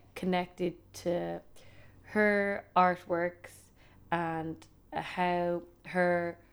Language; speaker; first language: English; native; English